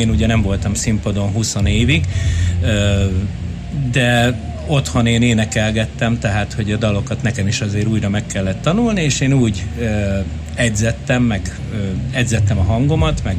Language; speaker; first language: Hungarian; native; Hungarian